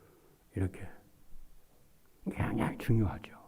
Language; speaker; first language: Korean; native; Korean